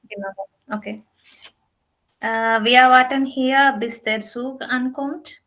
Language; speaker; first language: German; non-native, learner; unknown